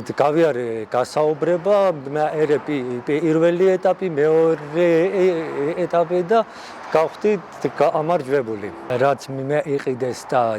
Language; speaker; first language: Georgian; non-native, local second language; Azerbaijani